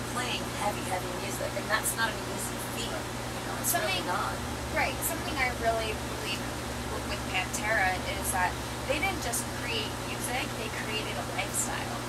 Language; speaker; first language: English; native; English